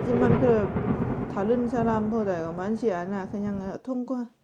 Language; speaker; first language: Korean; non-native, learner; Lao